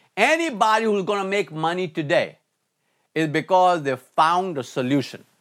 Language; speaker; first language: English; non-native, local second language; Hindi